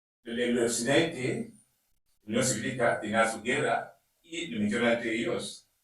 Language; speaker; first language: Spanish; non-native, learner; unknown